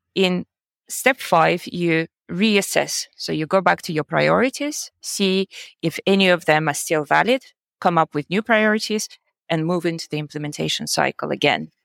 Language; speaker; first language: English; non-native, fluent; Russian